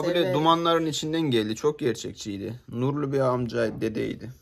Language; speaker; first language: Turkish; native; Turkish